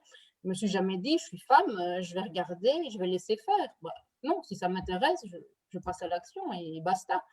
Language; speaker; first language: French; native; French